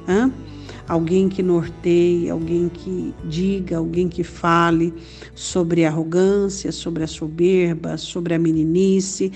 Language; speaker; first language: Portuguese; native; Portuguese